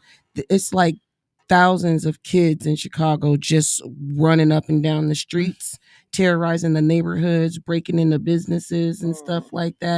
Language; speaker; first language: English; native; English